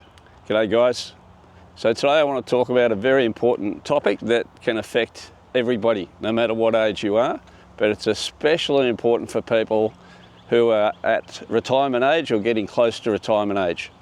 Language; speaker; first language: English; native; English